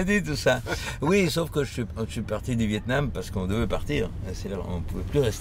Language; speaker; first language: French; early bilingual, other home language; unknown